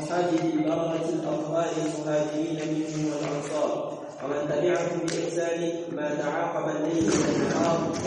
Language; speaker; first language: Arabic; non-native, fluent; Rundi